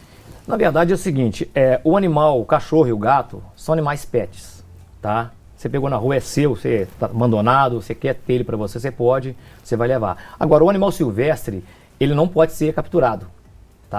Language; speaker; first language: Portuguese; native; Portuguese